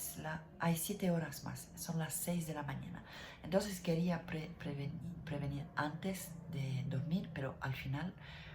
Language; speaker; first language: Spanish; non-native, learner; French